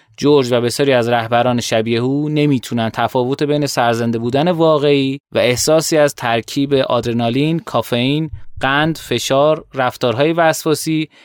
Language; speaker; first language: Persian; native; Persian